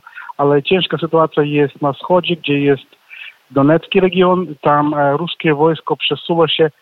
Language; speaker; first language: Polish; non-native, learner; Ukrainian